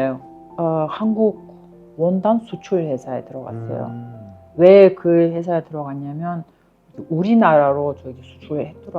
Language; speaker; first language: Korean; non-native, fluent; Kyrgyz